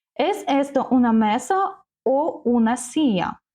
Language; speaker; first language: Spanish; non-native, learner; Ukrainian